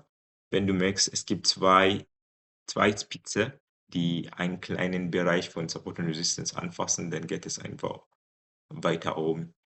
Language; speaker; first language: German; non-native, fluent; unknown